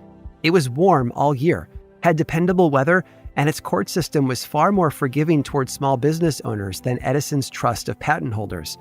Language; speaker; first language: English; native; English